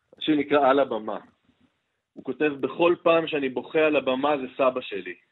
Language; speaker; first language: Hebrew; native; Hebrew